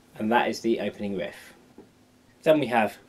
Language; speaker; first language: English; native; English